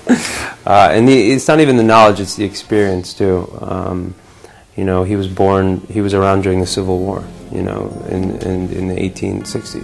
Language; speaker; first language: English; early bilingual, other home language; Polish